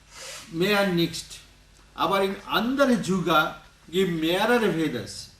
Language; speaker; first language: German; non-native, learner; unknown